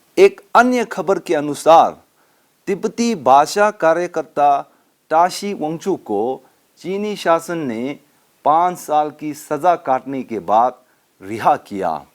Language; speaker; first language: Hindi; non-native, local second language; Tibetan